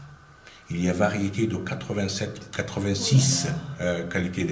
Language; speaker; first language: French; non-native, fluent; Arabic